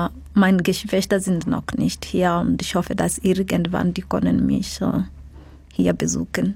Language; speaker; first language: German; non-native, fluent; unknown